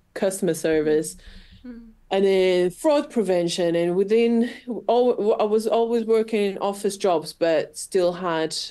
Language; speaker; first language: English; non-native, fluent; Portuguese